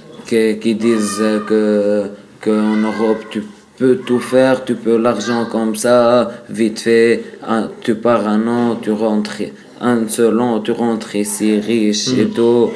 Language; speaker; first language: French; non-native, learner; Arabic